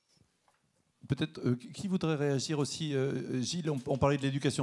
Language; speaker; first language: French; native; French